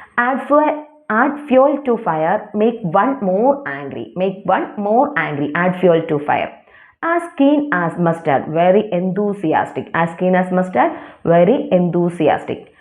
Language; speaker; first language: English; non-native, local second language; Malayalam